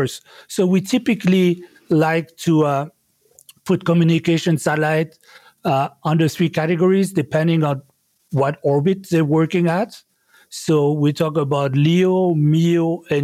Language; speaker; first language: English; non-native, fluent; French